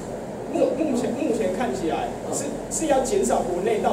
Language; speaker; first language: Chinese; native; Chinese